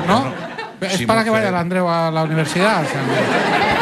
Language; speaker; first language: Spanish; native; Spanish